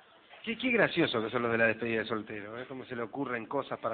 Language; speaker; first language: Spanish; native; Spanish